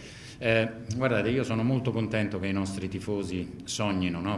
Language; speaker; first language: Italian; native; Italian